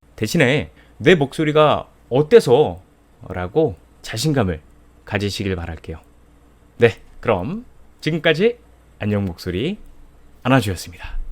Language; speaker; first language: Korean; native; Korean